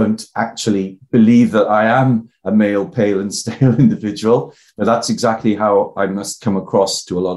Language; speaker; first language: English; native; English